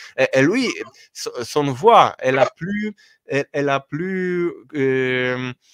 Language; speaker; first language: French; non-native, fluent; Polish